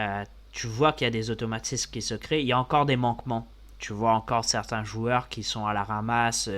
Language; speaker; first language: French; native; French